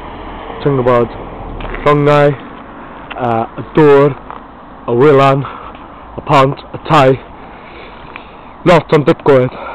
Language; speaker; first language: Welsh; non-native, learner; English